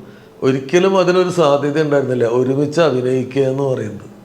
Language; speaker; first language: Malayalam; native; Malayalam